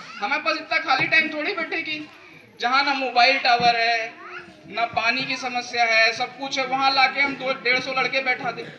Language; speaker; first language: Hindi; native; Hindi